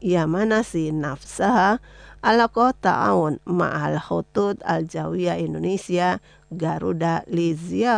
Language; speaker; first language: Arabic; non-native, fluent; Indonesian